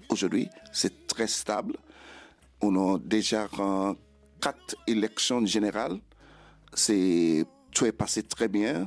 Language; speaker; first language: French; non-native, fluent; Krio